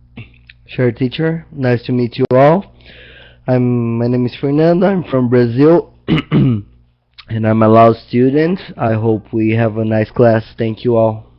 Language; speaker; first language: English; non-native, learner; Portuguese